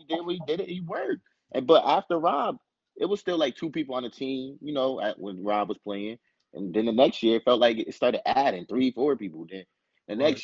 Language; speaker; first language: English; native; English